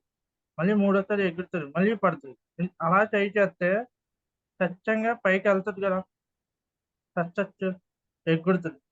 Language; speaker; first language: Telugu; native; Telugu